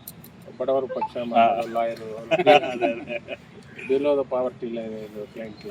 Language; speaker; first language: Kannada; non-native, learner; Telugu